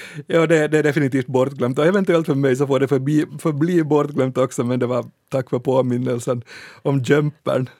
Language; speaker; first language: Swedish; native; Swedish